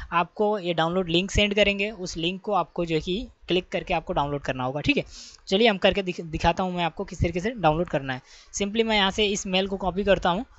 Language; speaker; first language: Hindi; native; Hindi